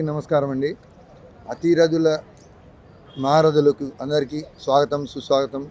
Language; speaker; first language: Telugu; native; Telugu